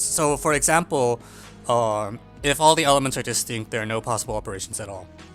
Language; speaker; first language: English; native; English